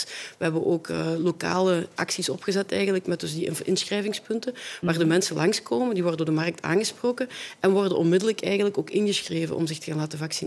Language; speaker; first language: Dutch; native; Dutch